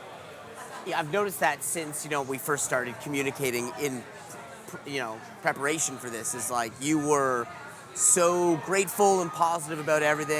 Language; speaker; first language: English; native; English